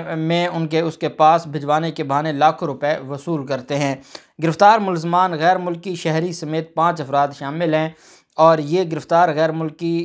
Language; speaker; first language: Urdu; non-native, local second language; Punjabi